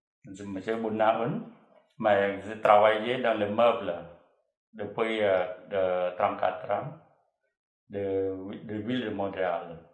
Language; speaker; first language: French; non-native, learner; Khmer